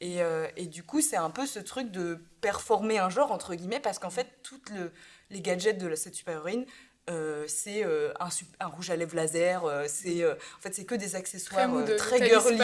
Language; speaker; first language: French; native; French